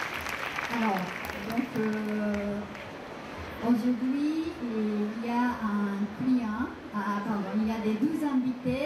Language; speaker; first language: French; non-native, fluent; Japanese